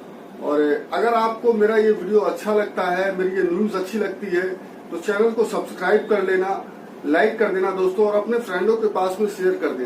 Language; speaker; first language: Hindi; native; Hindi